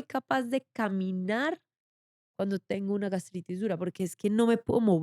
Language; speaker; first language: Spanish; native; Spanish